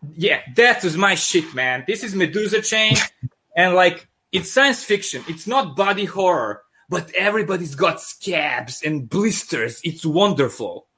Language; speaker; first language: English; non-native, fluent; Serbian